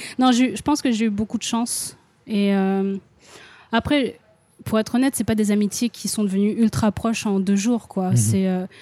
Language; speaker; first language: French; native; French